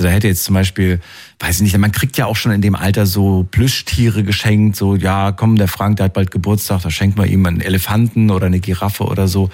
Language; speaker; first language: German; native; German